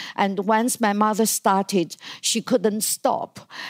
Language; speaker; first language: English; non-native, fluent; Chinese